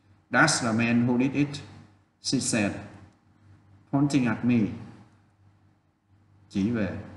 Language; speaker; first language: English; non-native, fluent; Vietnamese